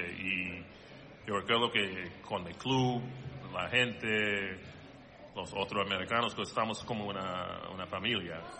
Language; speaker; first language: Spanish; non-native, learner; English